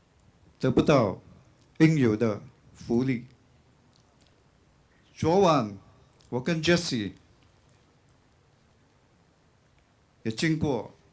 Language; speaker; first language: Chinese; non-native, local second language; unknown